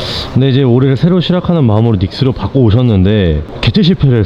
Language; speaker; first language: Korean; native; Korean